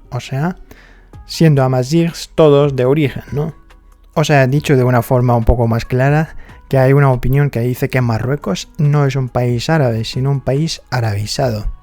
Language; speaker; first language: Spanish; non-native, fluent; Arabic